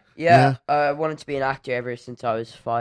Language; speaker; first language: English; native; English